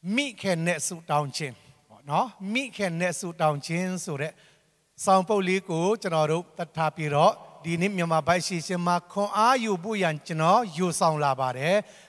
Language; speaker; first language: Burmese; non-native, local second language; Tedim Chin